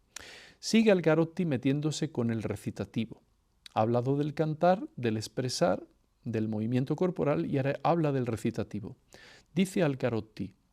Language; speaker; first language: Spanish; native; Spanish